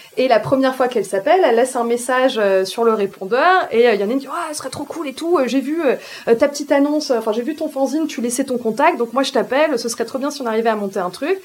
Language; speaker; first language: French; native; French